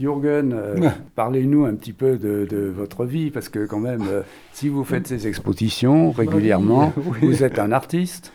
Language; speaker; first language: French; native; French